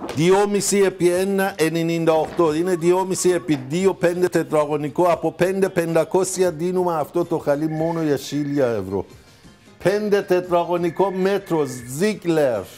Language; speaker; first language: Greek; non-native, fluent; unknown